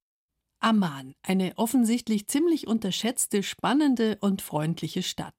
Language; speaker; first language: German; native; German